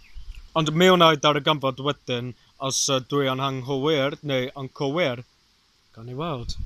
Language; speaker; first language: Welsh; non-native, learner; English